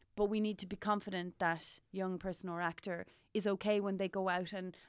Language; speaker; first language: English; native; English